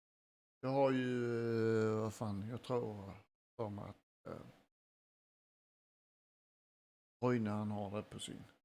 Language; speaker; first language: Swedish; native; Swedish